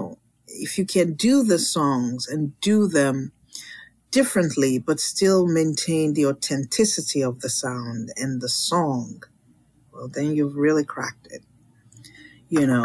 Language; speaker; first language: English; non-native, local second language; Yoruba